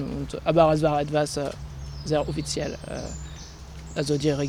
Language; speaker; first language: German; non-native, fluent; French